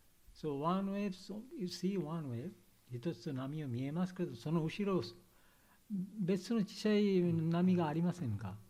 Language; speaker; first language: Japanese; non-native, learner; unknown